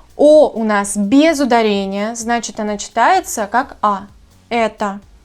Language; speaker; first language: Russian; native; Russian